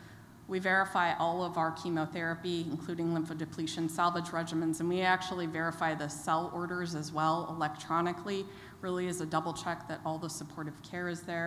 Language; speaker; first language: English; native; English